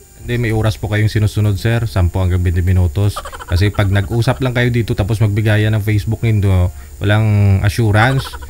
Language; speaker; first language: Filipino; native; Filipino